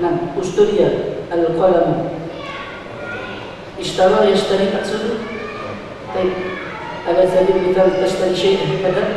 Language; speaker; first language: Arabic; non-native, fluent; Indonesian